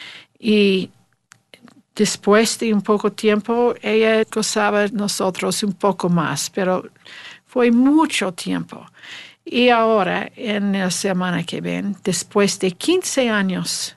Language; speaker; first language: Spanish; non-native, learner; English